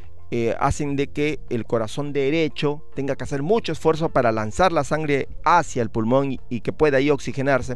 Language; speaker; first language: Spanish; native; Spanish